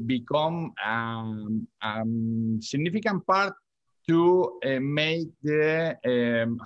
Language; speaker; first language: English; non-native, learner; Spanish